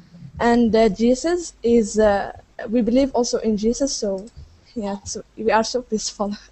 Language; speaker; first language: English; non-native, fluent; Arabic